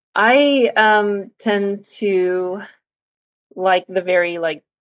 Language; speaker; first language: English; native; English